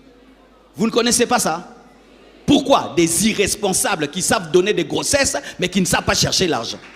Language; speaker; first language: French; non-native, local second language; Lingala